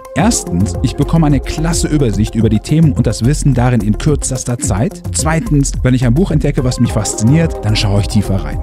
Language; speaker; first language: German; native; German